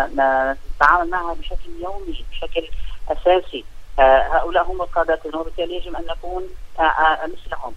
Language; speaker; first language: Arabic; native; Arabic